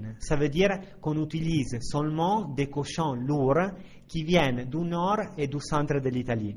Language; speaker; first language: French; non-native, fluent; Italian